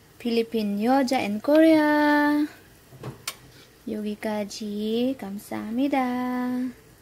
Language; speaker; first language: Korean; non-native, learner; Filipino